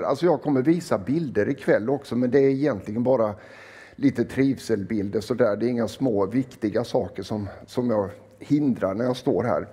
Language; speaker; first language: Swedish; native; Swedish